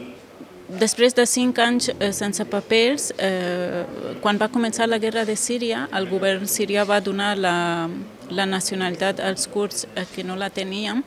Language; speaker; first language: Catalan; non-native, fluent; Kurdish